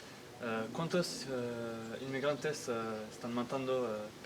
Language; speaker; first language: Spanish; non-native, learner; French